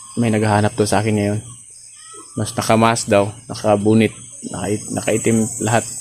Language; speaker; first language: Filipino; non-native, local second language; Cebuano